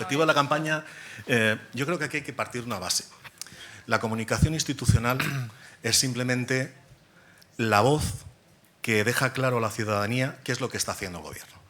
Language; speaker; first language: Spanish; native; Spanish